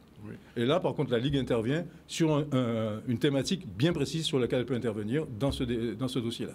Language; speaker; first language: French; native; French